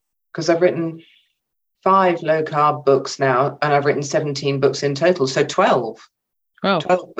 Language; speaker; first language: English; native; English